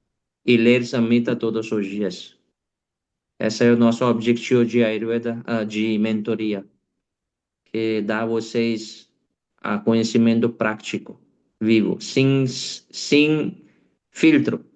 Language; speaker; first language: Portuguese; non-native, learner; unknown